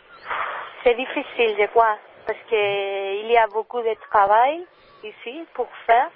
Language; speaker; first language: French; non-native, learner; Spanish